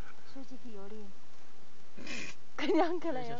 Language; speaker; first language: Korean; non-native, fluent; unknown